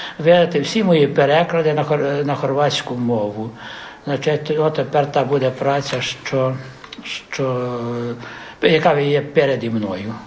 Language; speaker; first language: Ukrainian; early bilingual, heritage; Ukrainian